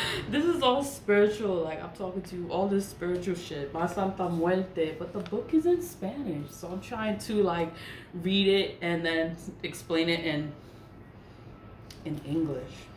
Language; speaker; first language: English; native; English